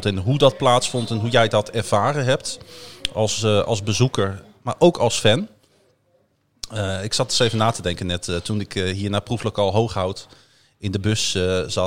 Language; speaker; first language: Dutch; native; Dutch